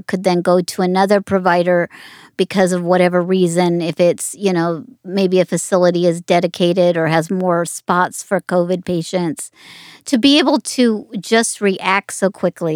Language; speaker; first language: English; native; English